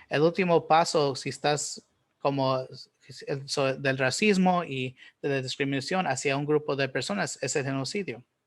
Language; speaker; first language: Spanish; early bilingual, heritage; Spanish